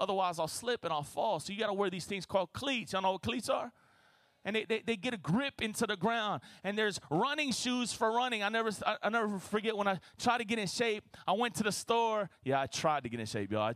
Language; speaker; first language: English; native; English